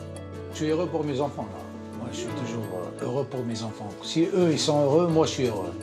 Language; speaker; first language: French; non-native, local second language; Arabic